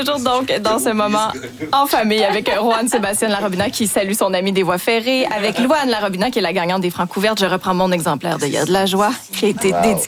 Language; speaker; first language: French; native; French